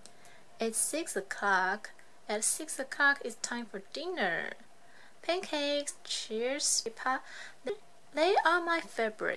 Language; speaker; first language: English; non-native, fluent; Chinese